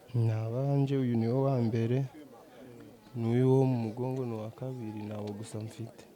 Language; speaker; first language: Kinyarwanda; early bilingual, heritage; Kinyarwanda